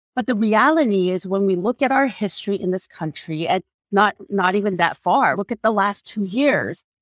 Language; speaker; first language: English; non-native, fluent; Korean